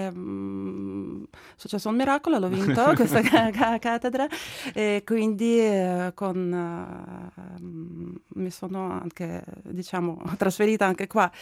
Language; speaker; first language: Italian; non-native, fluent; Ukrainian